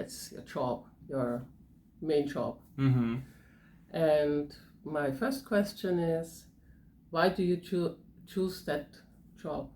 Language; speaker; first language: English; non-native, fluent; German